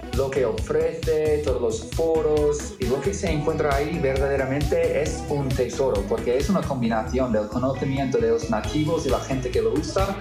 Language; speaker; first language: Spanish; non-native, fluent; English